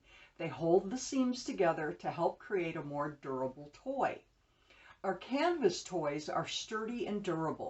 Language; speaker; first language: English; native; English